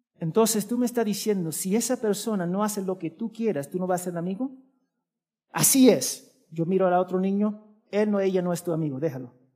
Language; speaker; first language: Spanish; early bilingual, heritage; Spanish